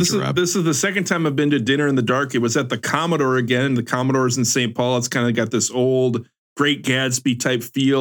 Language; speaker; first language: English; native; English